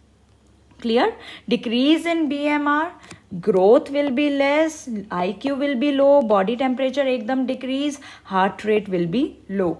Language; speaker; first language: English; non-native, local second language; Hindi